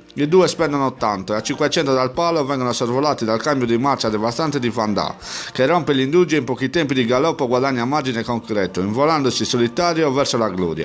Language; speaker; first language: Italian; native; Italian